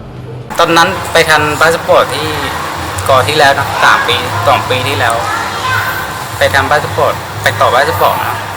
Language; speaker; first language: Thai; non-native, fluent; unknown